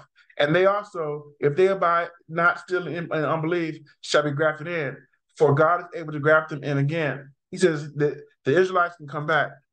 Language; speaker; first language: English; native; English